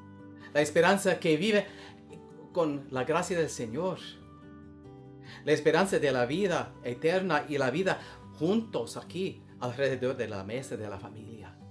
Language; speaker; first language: Spanish; non-native, learner; English